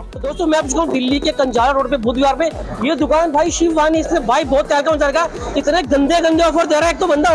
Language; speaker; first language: Hindi; native; Hindi